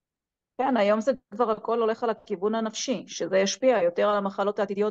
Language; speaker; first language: Hebrew; native; Hebrew